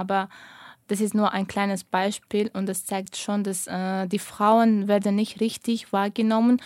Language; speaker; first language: German; non-native, fluent; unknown